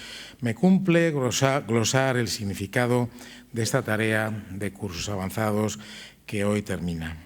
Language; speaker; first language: Spanish; native; Spanish